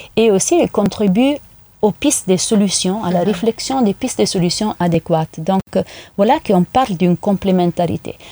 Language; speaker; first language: French; non-native, fluent; Italian